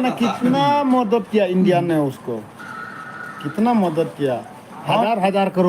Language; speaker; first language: Hindi; non-native, local second language; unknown